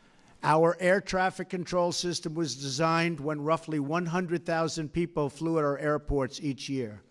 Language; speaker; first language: English; native; English